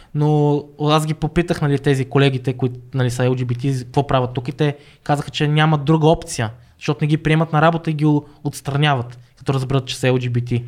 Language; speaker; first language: Bulgarian; native; Bulgarian